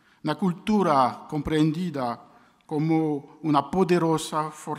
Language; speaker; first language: Portuguese; non-native, fluent; French